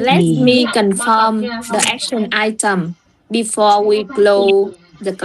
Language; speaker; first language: English; non-native, learner; Vietnamese